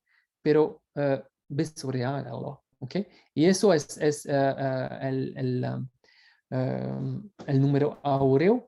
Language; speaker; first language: Spanish; non-native, fluent; French